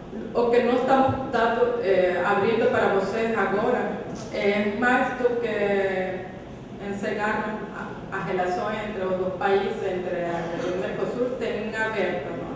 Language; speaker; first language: Portuguese; non-native, fluent; Spanish